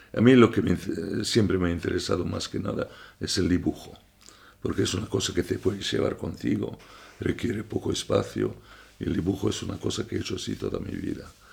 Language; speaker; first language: Spanish; non-native, fluent; French